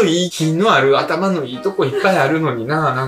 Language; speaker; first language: Japanese; early bilingual, other home language; Russian